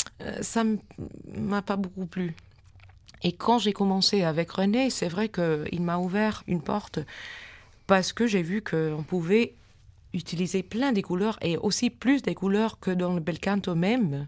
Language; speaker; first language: French; non-native, fluent; English